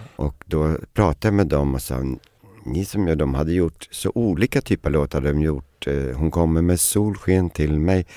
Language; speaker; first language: Swedish; native; Swedish